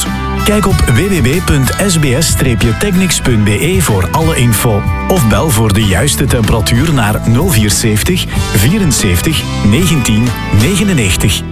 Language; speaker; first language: Dutch; native; Dutch